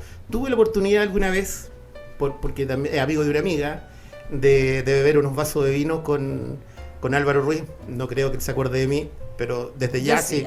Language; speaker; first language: Spanish; native; Spanish